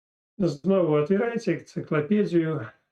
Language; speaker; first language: Polish; non-native, fluent; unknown